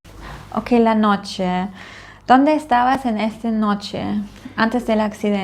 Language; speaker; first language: Spanish; non-native, fluent; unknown